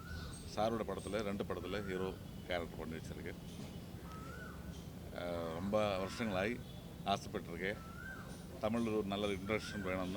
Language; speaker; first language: Tamil; non-native, learner; Malayalam